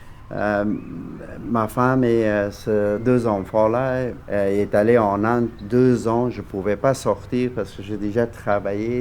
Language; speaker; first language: French; non-native, fluent; Persian